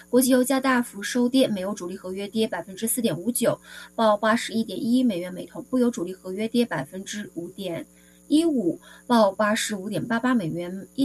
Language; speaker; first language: Chinese; native; Chinese